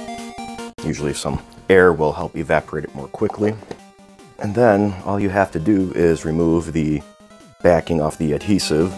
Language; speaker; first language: English; native; English